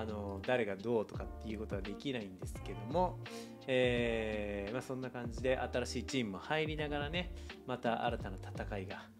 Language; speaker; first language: Japanese; native; Japanese